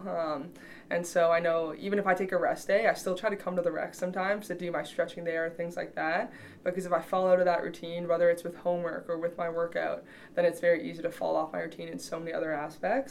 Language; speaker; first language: English; native; English